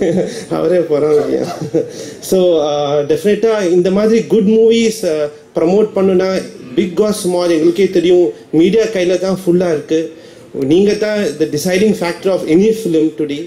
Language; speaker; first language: Tamil; non-native, fluent; Malayalam